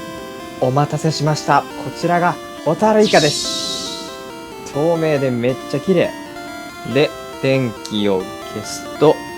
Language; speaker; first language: Japanese; native; Japanese